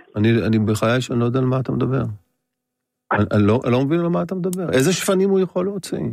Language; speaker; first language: Hebrew; native; Hebrew